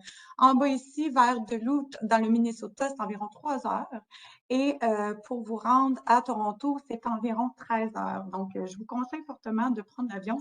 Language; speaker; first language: French; native; French